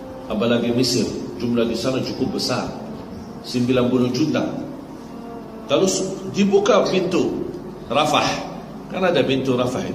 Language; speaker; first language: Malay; non-native, fluent; Arabic